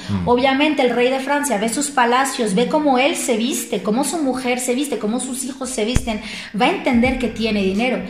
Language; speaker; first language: Spanish; non-native, fluent; French